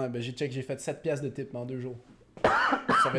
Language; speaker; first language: French; native; French